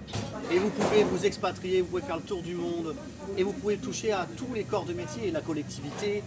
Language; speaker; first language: French; native; French